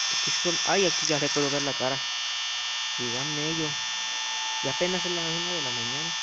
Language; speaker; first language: Spanish; native; Spanish